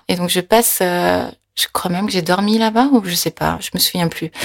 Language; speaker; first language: French; early bilingual, other home language; Korean